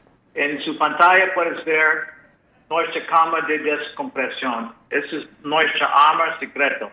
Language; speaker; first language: Spanish; non-native, fluent; English